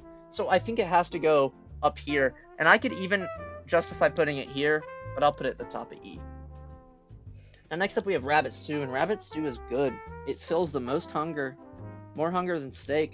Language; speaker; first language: English; native; English